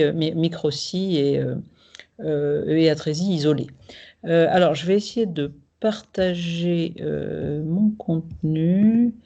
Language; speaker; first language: French; native; French